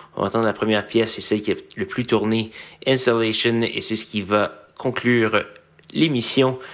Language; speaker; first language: French; native; French